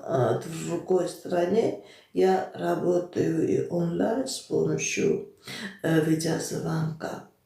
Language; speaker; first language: Russian; non-native, fluent; Armenian